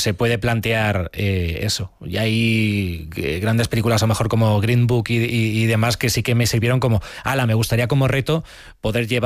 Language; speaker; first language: Spanish; native; Spanish